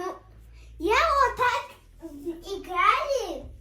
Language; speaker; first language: Russian; early bilingual, other home language; Tajik